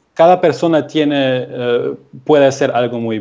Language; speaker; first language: Spanish; non-native, fluent; German